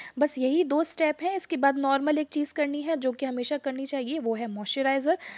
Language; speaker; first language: Hindi; native; Hindi